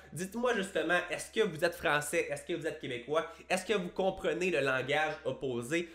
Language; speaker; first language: French; native; French